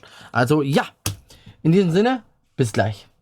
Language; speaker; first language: German; native; German